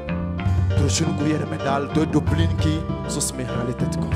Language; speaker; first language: Czech; non-native, learner; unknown